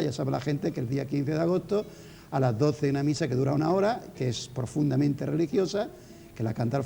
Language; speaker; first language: Spanish; native; Spanish